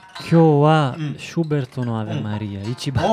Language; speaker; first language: Japanese; non-native, learner; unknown